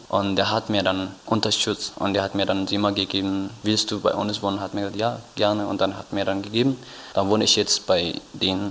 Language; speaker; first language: German; non-native, learner; Tigrinya